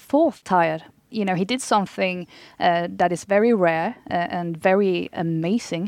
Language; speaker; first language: English; non-native, fluent; Swedish